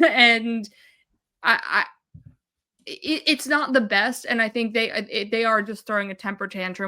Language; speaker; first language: English; native; English